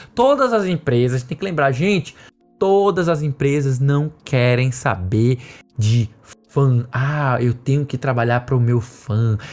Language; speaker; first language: Portuguese; native; Portuguese